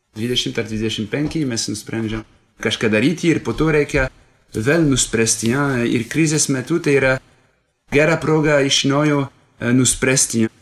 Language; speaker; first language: Lithuanian; non-native, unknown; French